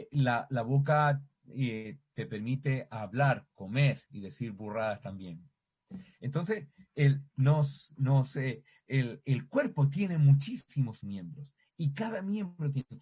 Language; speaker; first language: Spanish; native; Spanish